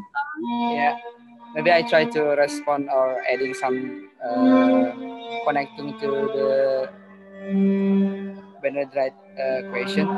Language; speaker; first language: English; non-native, learner; Indonesian